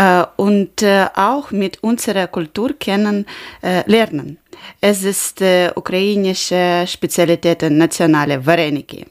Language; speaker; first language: German; non-native, learner; Ukrainian